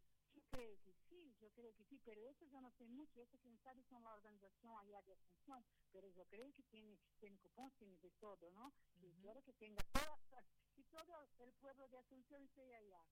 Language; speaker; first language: Spanish; non-native, fluent; Portuguese